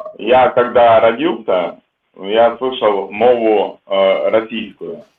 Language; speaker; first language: Russian; native; Russian